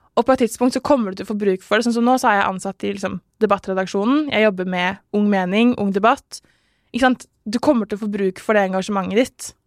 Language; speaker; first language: Norwegian; early bilingual, other home language; Persian